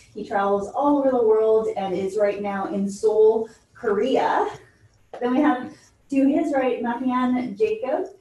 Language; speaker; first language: English; native; English